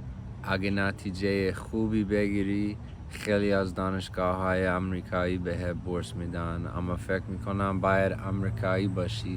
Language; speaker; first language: Persian; non-native, fluent; English